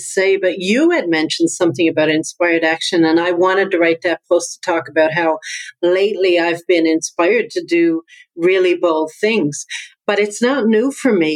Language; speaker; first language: English; native; English